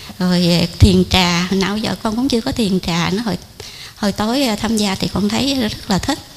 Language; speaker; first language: Vietnamese; non-native, local second language; Khmer